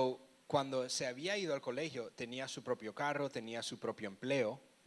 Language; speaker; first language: Spanish; early bilingual, heritage; Spanish